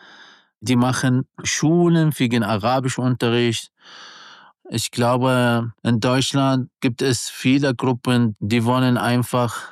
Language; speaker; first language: German; non-native, learner; Arabic